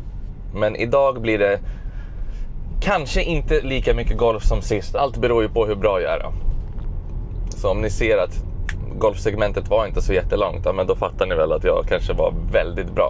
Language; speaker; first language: Swedish; early bilingual, other home language; Lithuanian